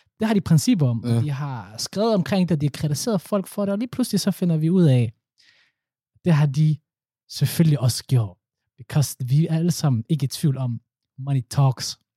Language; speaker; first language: Danish; early bilingual, other home language; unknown